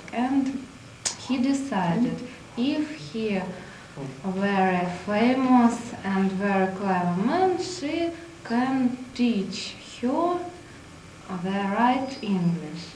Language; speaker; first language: English; non-native, learner; Russian